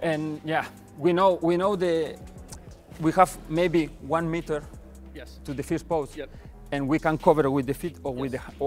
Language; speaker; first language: English; non-native, learner; Spanish